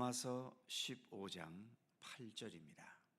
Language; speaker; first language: Korean; native; Korean